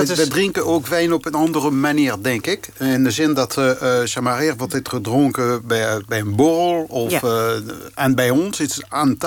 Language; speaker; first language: Dutch; non-native, fluent; French